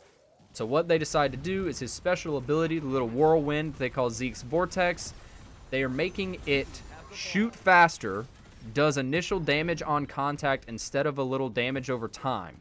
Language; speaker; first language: English; native; English